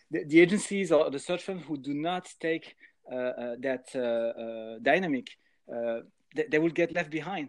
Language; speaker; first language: English; non-native, fluent; French